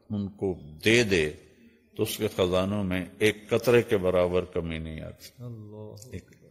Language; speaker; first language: Urdu; non-native, local second language; Punjabi